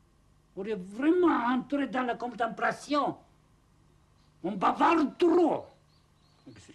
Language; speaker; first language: French; non-native, fluent; Japanese